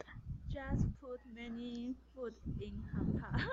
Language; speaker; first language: English; non-native, learner; Chinese